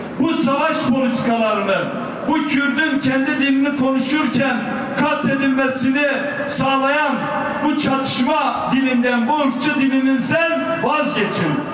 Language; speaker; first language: Turkish; non-native, local second language; Kurdish